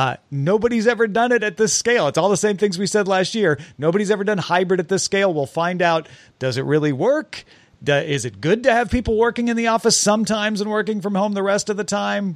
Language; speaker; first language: English; native; English